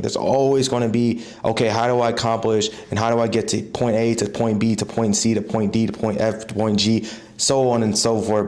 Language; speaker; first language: English; native; English